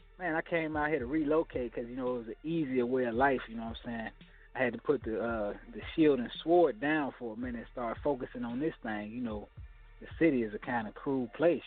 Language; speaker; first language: English; native; English